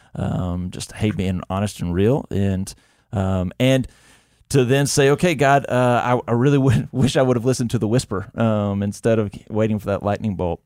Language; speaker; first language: English; native; English